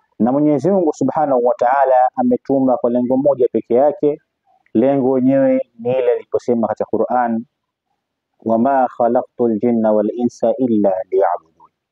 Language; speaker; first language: Swahili; native; Swahili